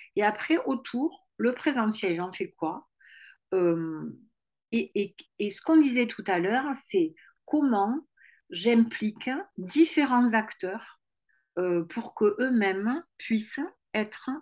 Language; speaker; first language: French; native; French